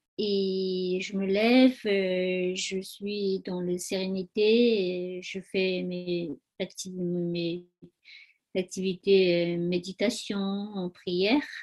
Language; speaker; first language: French; non-native, learner; Tibetan